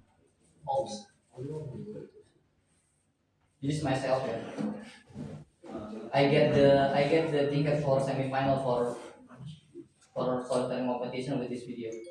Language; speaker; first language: English; non-native, learner; Indonesian